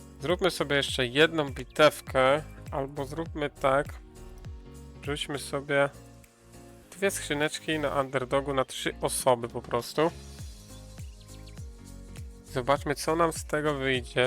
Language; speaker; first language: Polish; native; Polish